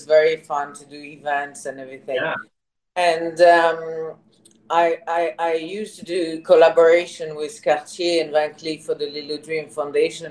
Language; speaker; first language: English; non-native, fluent; French